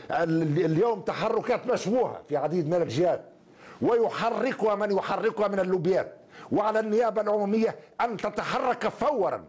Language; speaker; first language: Arabic; native; Arabic